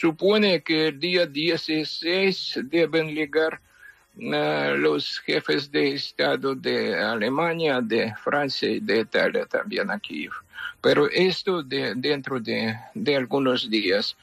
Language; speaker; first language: Spanish; non-native, fluent; Ukrainian